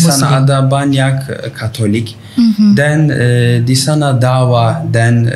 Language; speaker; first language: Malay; non-native, learner; Turkish